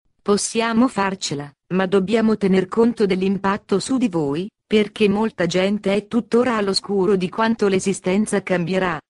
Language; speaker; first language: Italian; native; Italian